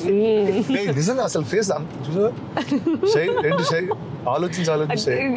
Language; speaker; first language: Telugu; native; Telugu